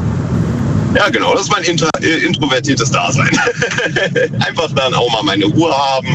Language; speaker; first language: German; native; German